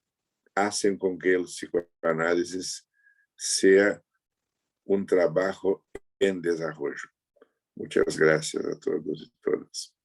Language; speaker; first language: Spanish; non-native, fluent; Portuguese